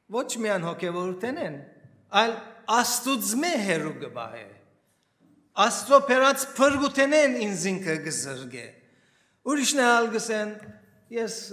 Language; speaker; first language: Armenian; early bilingual, heritage; Armenian